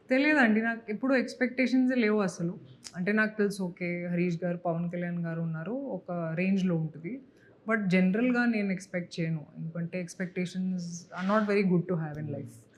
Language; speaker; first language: Telugu; non-native, fluent; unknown